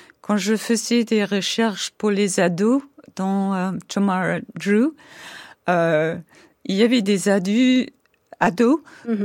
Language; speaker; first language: French; non-native, fluent; English